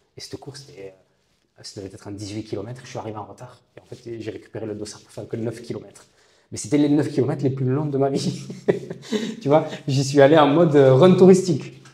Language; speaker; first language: French; native; French